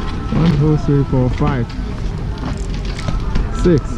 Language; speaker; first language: English; non-native, learner; Chinese